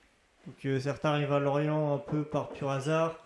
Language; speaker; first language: French; native; French